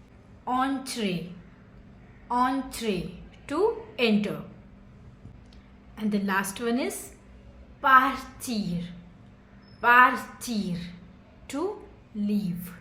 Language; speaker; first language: English; non-native, fluent; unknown